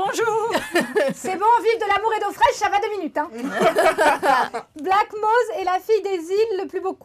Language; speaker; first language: French; native; French